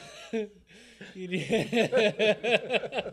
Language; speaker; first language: English; native; English